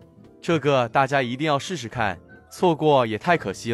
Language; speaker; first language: Chinese; native; Chinese